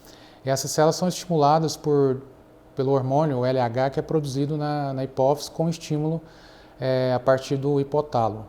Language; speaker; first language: Portuguese; native; Portuguese